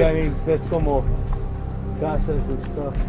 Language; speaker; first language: Spanish; early bilingual, heritage; Spanish